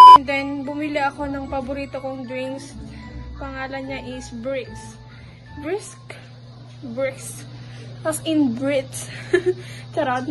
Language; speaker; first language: Filipino; non-native, local second language; Iloko